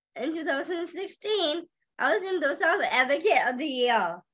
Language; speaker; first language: English; native; English